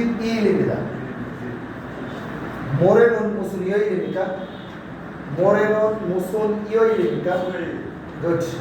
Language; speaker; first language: Korean; non-native, learner; Bangla